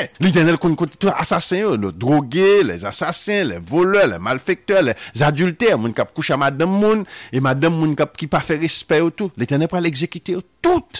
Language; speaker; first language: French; non-native, local second language; Haitian Creole